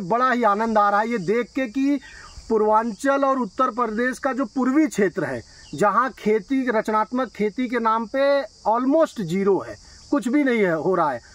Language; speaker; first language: Hindi; native; Hindi